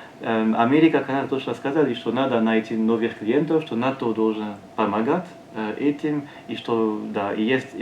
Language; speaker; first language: Russian; non-native, learner; French